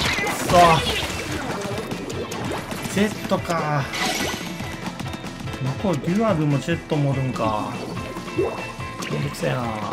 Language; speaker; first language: Japanese; native; Japanese